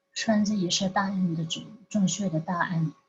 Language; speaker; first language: Chinese; non-native, fluent; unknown